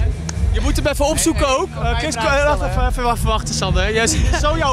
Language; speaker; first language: Dutch; native; Dutch